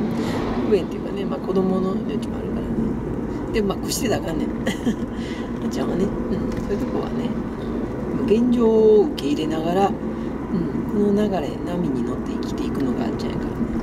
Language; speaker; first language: Japanese; native; Japanese